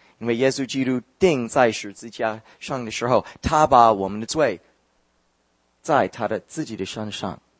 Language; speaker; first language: Chinese; non-native, fluent; English